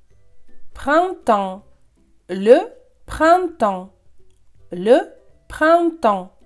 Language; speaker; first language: French; non-native, fluent; Russian